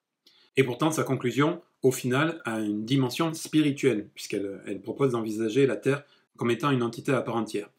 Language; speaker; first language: French; native; French